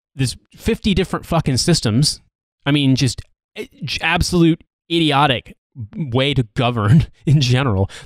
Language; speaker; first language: English; native; English